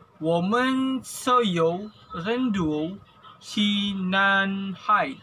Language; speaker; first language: Chinese; non-native, learner; Malay